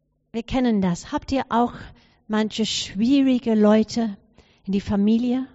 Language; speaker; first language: German; non-native, fluent; English